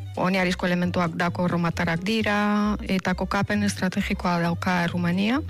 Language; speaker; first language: Basque; non-native, fluent; Romanian